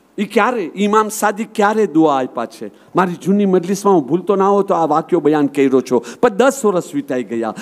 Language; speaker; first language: Gujarati; early bilingual, heritage; Gujarati